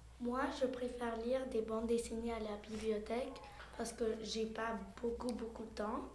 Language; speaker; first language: French; early bilingual, heritage; French